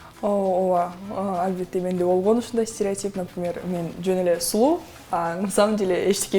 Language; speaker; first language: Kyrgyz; non-native, local second language; Russian